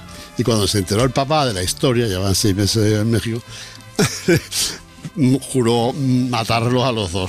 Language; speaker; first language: Spanish; native; Spanish